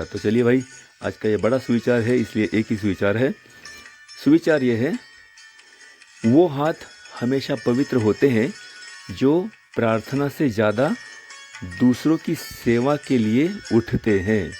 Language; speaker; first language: Hindi; non-native, local second language; Marathi